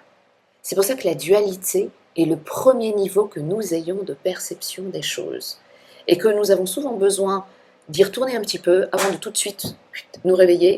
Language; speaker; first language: French; native; French